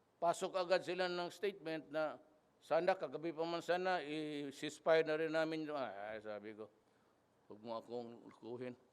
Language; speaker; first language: Filipino; non-native, local second language; Cebuano